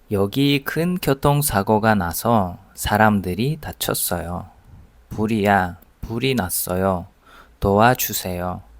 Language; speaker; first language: Korean; non-native, fluent; Russian